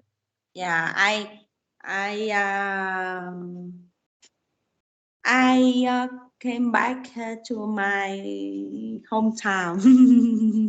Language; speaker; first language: English; non-native, learner; Vietnamese